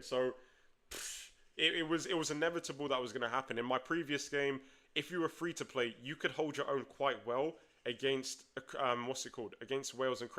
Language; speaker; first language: English; native; English